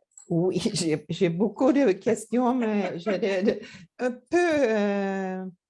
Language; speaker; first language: French; non-native, learner; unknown